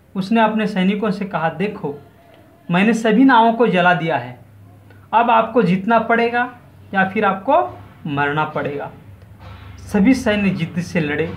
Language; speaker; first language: Hindi; non-native, local second language; Marathi